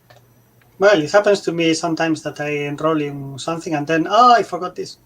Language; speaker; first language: English; non-native, fluent; Italian